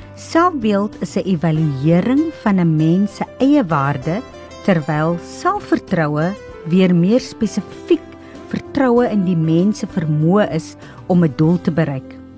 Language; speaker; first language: Afrikaans; native; Afrikaans